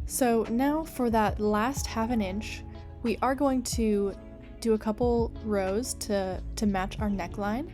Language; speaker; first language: English; native; English